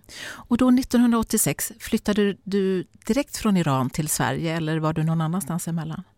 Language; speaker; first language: Swedish; native; Swedish